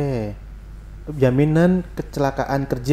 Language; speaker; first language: Indonesian; native; Indonesian